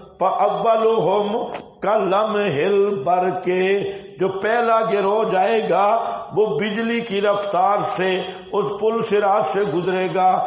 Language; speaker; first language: Urdu; non-native, local second language; Saraiki